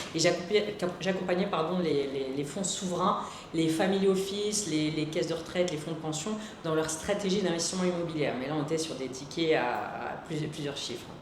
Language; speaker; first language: French; native; French